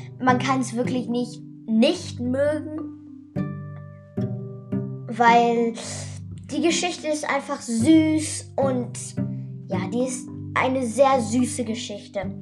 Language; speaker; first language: German; non-native, fluent; English